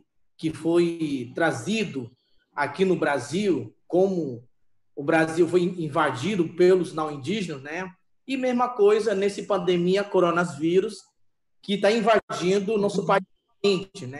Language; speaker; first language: Portuguese; non-native, local second language; Yanomámi